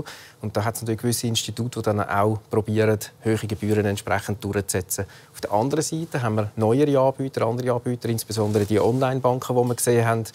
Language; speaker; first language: German; native; German